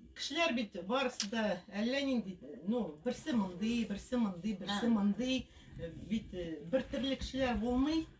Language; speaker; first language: Tatar; non-native, local second language; Russian